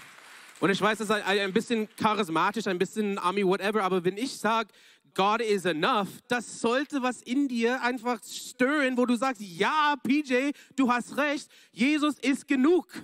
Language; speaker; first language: German; non-native, fluent; English